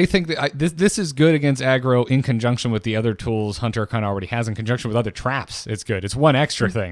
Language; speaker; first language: English; native; English